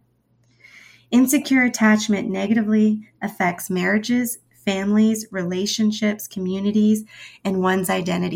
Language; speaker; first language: English; early bilingual, other home language; Spanish